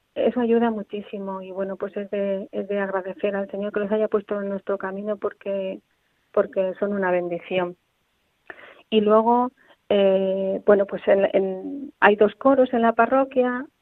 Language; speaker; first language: Spanish; native; Spanish